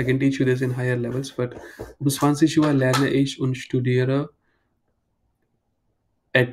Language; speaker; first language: German; non-native, fluent; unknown